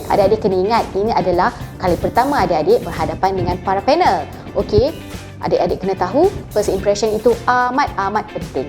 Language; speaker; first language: Malay; native; Malay